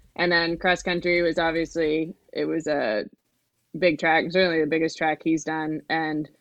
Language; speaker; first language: English; native; English